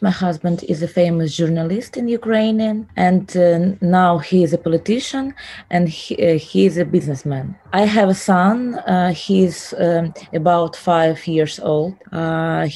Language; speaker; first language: English; non-native, learner; Ukrainian